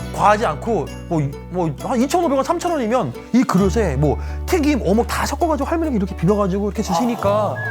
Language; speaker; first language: Korean; native; Korean